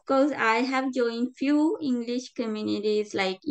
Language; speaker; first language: English; non-native, learner; Sinhala